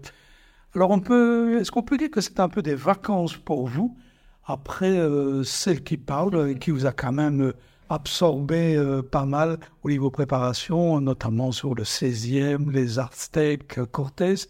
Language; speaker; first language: French; native; French